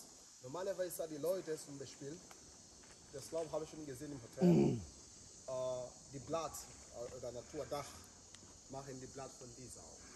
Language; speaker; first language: German; non-native, learner; Swahili